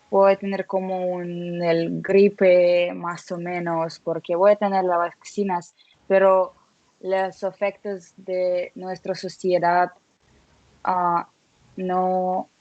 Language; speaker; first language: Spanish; non-native, learner; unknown